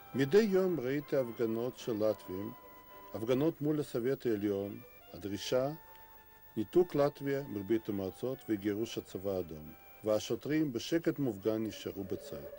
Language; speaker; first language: Hebrew; non-native, fluent; Russian